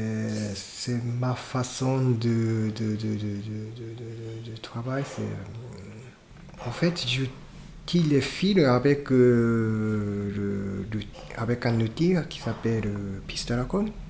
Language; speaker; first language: French; non-native, fluent; Japanese